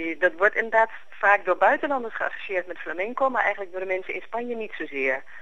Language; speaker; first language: Dutch; native; Dutch